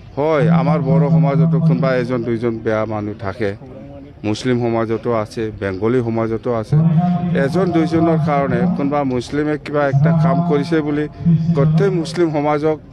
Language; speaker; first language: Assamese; non-native, local second language; Bodo